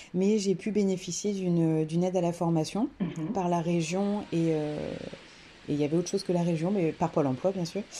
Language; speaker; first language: French; native; French